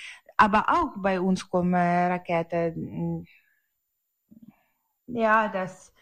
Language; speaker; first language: German; non-native, learner; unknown